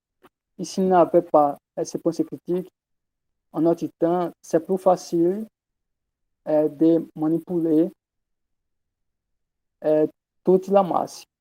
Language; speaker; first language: French; non-native, learner; Portuguese